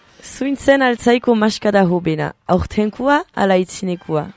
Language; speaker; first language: Basque; native; Basque